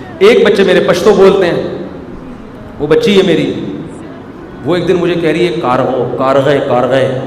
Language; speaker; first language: Urdu; native; Urdu